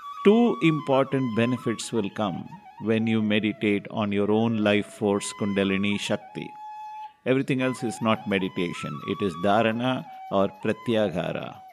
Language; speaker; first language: English; non-native, local second language; Tamil